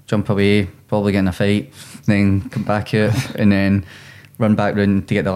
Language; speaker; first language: English; native; English